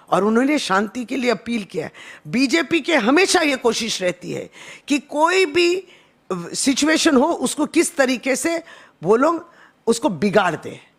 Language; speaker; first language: Hindi; non-native, local second language; Bangla